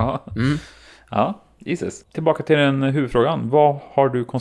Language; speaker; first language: Swedish; native; Swedish